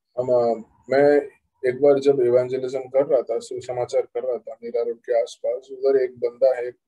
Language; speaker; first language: Hindi; non-native, local second language; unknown